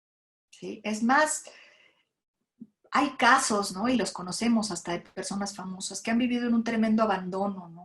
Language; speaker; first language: Spanish; native; Spanish